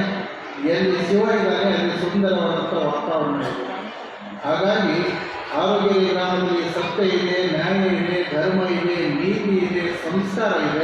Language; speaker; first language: Kannada; native; Kannada